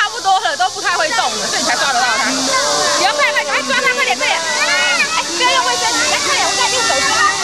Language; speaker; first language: Chinese; native; Chinese